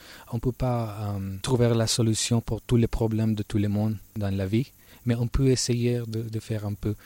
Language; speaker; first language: French; non-native, learner; Spanish